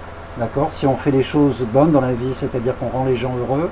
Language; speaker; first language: French; native; French